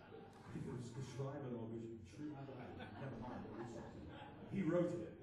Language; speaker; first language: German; non-native, learner; English